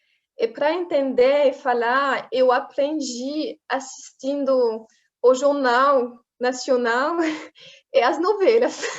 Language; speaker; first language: Portuguese; non-native, fluent; French